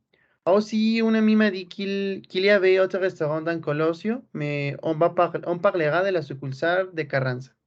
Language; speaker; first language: French; non-native, learner; Spanish